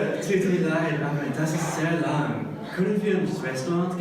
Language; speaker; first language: German; non-native, learner; English